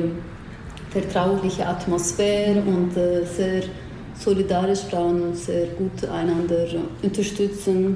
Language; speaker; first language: German; non-native, learner; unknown